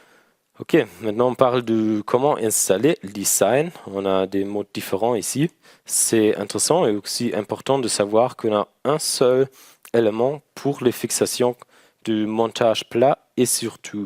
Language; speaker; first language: French; non-native, learner; German